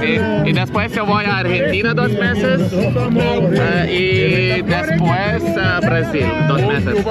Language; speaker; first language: Spanish; non-native, learner; Lithuanian